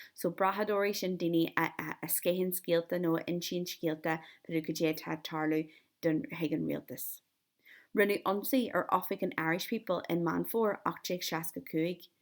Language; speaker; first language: Irish; native; Irish